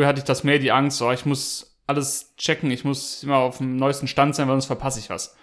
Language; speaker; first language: German; native; German